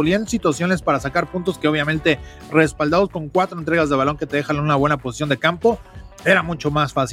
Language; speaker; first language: Spanish; native; Spanish